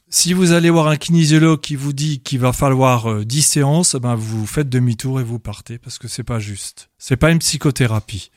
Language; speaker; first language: French; native; French